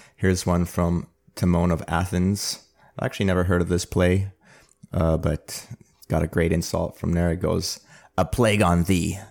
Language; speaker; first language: English; early bilingual, other home language; Armenian